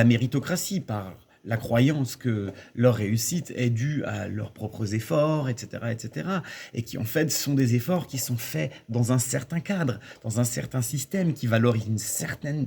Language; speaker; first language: French; native; French